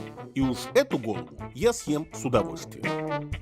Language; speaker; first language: Russian; native; Russian